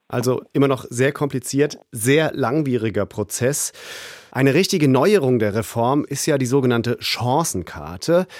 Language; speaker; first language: German; native; German